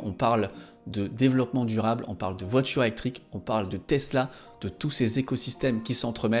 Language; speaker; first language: French; native; French